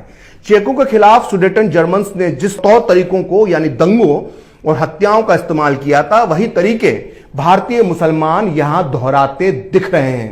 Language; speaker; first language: Hindi; native; Hindi